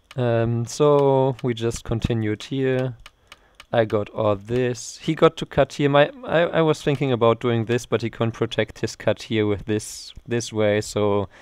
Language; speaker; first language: English; non-native, fluent; German